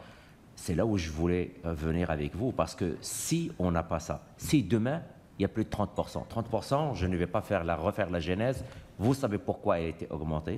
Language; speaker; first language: French; native; French